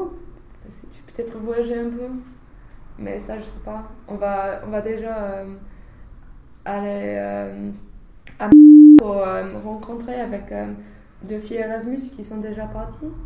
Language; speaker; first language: French; non-native, fluent; English